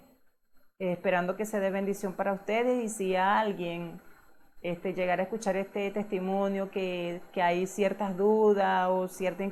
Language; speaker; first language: Spanish; native; Spanish